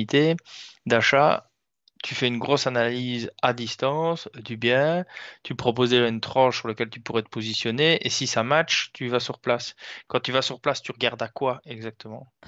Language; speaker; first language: French; native; French